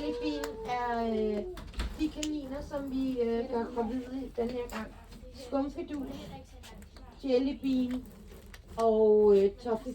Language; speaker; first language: Danish; native; Danish